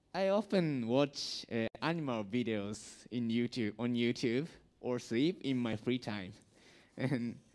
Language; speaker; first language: English; non-native, learner; Japanese